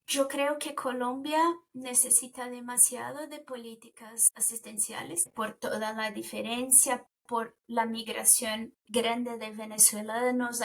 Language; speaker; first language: Spanish; non-native, fluent; Portuguese